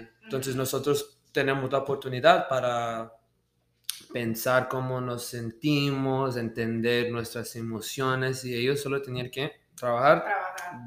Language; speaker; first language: Spanish; early bilingual, heritage; Spanish